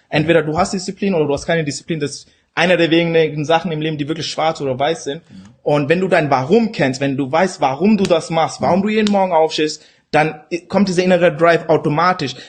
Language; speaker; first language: German; early bilingual, other home language; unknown